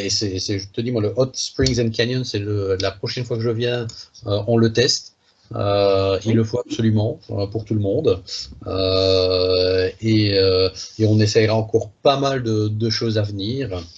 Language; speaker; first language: French; native; French